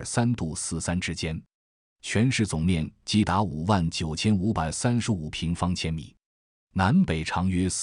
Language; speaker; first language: Chinese; native; Chinese